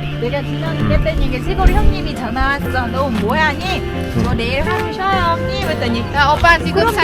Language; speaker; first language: Korean; non-native, fluent; Vietnamese